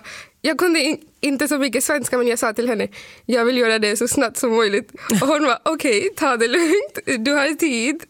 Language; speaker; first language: Swedish; non-native, fluent; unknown